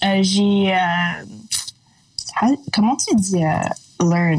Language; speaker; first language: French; non-native, local second language; English